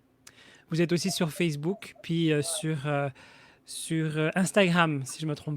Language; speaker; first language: French; native; French